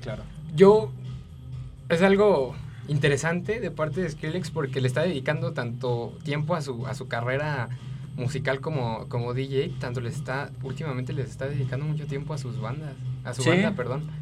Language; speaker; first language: Spanish; native; Spanish